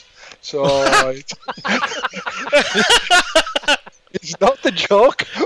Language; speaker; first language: English; non-native, fluent; Italian